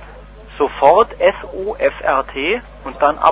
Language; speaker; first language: German; native; German